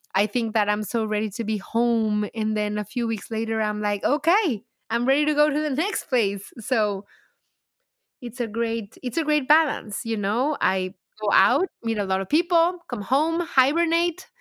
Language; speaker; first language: English; non-native, fluent; Spanish